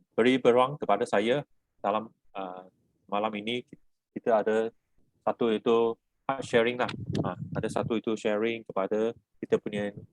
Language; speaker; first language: Malay; non-native, local second language; Chinese